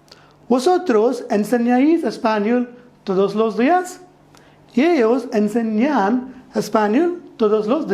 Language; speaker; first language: Spanish; non-native, fluent; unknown